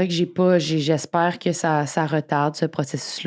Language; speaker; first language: French; native; French